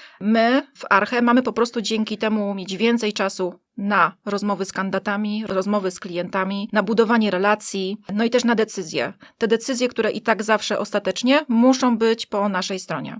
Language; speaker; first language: Polish; native; Polish